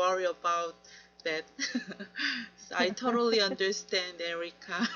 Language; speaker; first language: English; non-native, learner; Korean